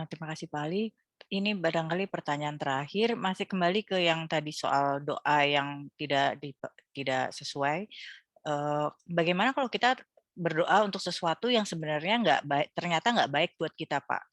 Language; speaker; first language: Indonesian; native; Indonesian